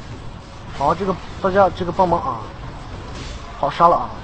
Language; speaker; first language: Chinese; native; Chinese